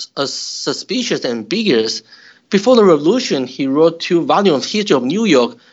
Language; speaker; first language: English; non-native, fluent; Chinese